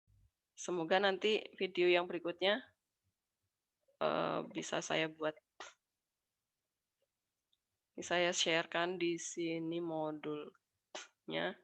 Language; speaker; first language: Indonesian; native; Indonesian